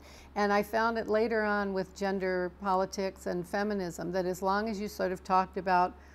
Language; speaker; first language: English; native; English